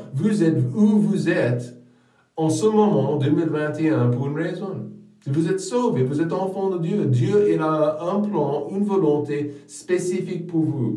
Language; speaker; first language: French; non-native, fluent; English